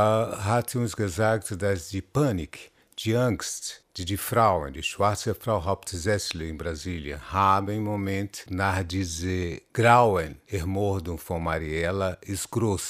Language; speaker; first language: German; non-native, learner; Portuguese